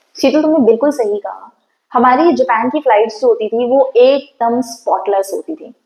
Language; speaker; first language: Hindi; native; Hindi